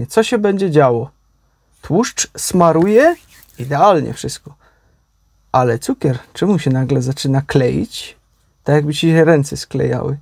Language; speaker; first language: Polish; native; Polish